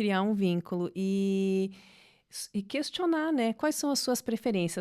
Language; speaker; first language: Portuguese; native; Portuguese